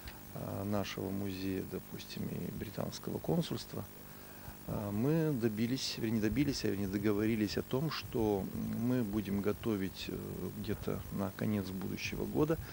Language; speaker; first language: Russian; native; Russian